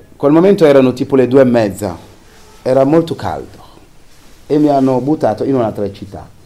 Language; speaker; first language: Italian; non-native, fluent; Wolof